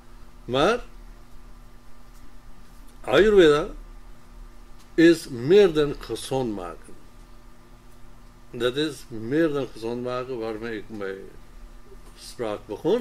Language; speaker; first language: Dutch; non-native, fluent; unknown